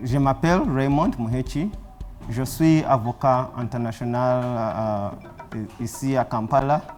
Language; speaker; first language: French; non-native, learner; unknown